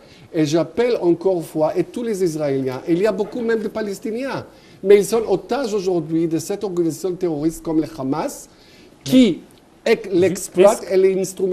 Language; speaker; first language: French; non-native, fluent; Hebrew